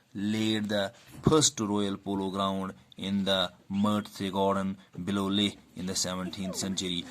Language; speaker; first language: English; non-native, local second language; Urdu